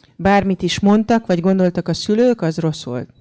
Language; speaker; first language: Hungarian; native; Hungarian